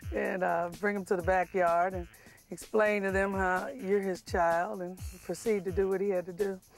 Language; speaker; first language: English; native; English